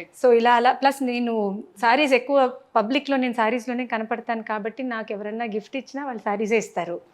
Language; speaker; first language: Telugu; non-native, local second language; Tamil